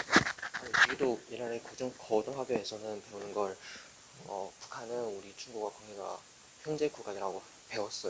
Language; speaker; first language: Korean; non-native, learner; Chinese